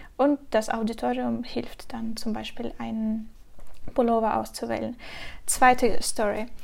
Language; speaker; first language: German; non-native, fluent; Russian